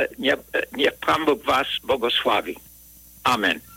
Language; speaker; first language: Polish; early bilingual, heritage; Polish